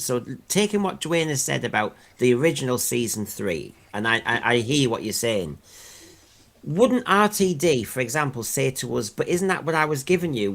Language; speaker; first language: English; native; English